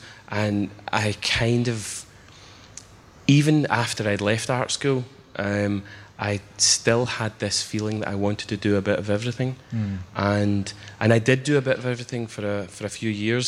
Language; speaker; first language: English; native; English